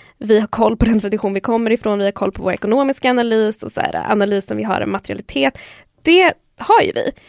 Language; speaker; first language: Swedish; early bilingual, other home language; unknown